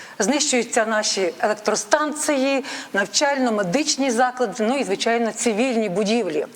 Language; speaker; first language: Ukrainian; native; Ukrainian